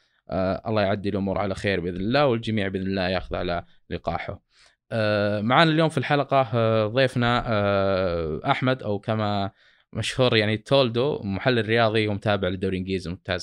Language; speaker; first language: Arabic; native; Arabic